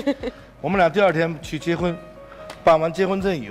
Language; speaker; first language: Chinese; native; Chinese